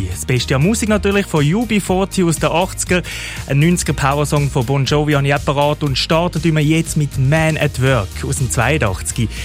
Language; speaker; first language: German; native; German